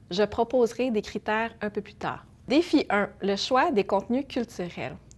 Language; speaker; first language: French; early bilingual, other home language; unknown